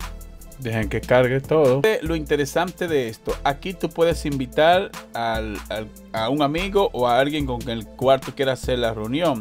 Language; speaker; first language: Spanish; native; Spanish